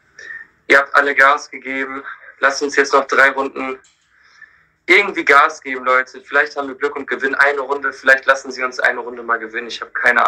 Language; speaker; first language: German; native; German